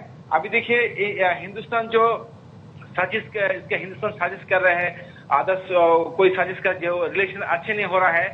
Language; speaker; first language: Hindi; non-native, learner; Bangla